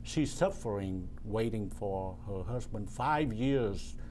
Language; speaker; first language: English; non-native, learner; Vietnamese